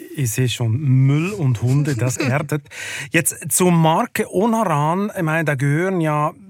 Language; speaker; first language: German; native; German